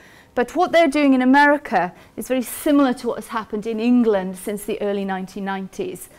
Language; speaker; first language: English; native; English